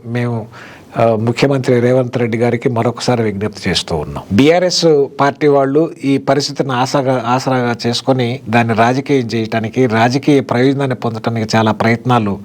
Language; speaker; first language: Telugu; native; Telugu